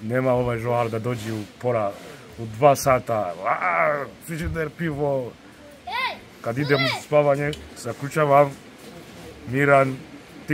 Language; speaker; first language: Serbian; non-native, learner; Rundi